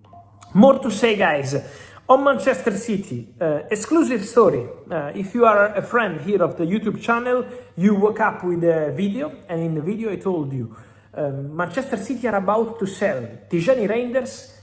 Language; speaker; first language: English; non-native, fluent; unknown